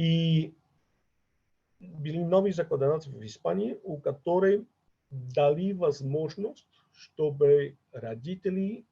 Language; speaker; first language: Russian; non-native, fluent; Catalan